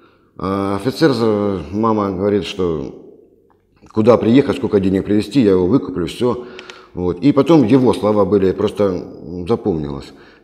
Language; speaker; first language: Russian; native; Russian